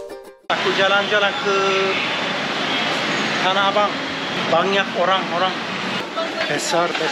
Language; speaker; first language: Indonesian; non-native, learner; Turkish